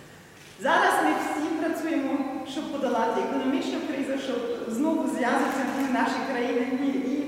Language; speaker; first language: Ukrainian; non-native, learner; German